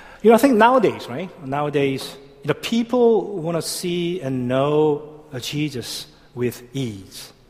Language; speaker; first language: English; non-native, fluent; Korean